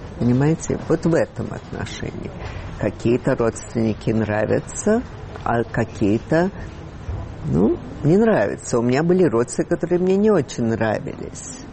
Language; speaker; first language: Russian; early bilingual, heritage; Russian